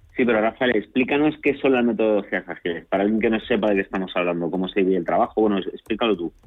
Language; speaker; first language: Spanish; native; Spanish